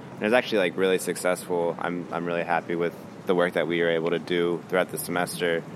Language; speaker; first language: English; native; English